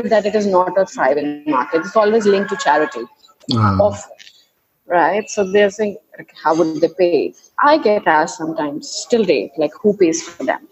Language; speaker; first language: English; non-native, local second language; Hindi